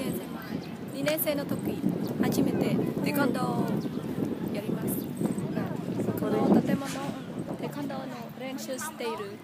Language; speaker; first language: Japanese; non-native, learner; Khmer